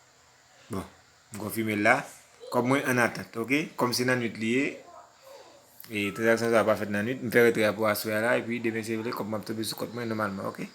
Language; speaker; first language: French; non-native, learner; Haitian Creole